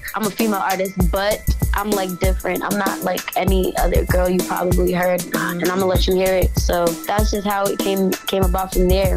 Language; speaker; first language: English; native; English